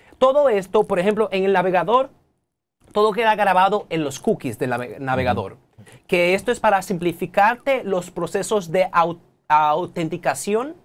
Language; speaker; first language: Spanish; native; Spanish